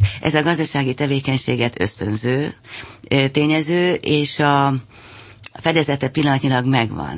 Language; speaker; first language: Hungarian; native; Hungarian